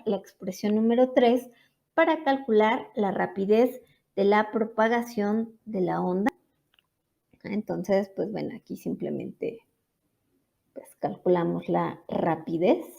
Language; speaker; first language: Spanish; native; Spanish